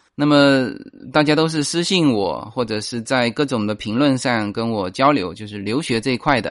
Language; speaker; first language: Chinese; native; Chinese